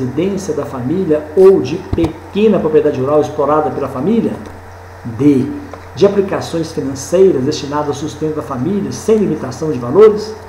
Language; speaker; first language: Portuguese; native; Portuguese